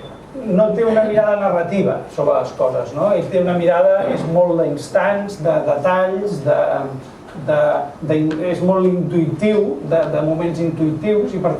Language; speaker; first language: Catalan; native; Catalan